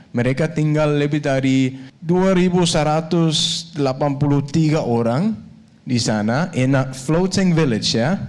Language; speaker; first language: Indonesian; non-native, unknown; Danish